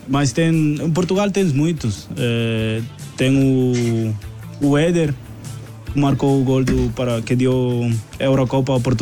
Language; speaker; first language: Portuguese; non-native, local second language; Spanish